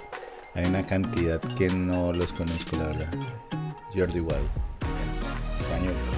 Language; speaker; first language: Spanish; native; Spanish